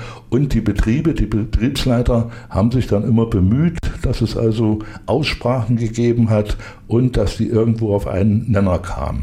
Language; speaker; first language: German; native; German